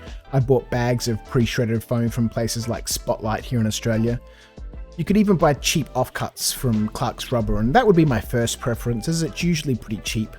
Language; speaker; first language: English; native; English